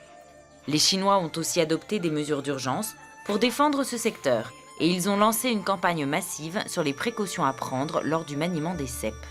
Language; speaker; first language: French; native; French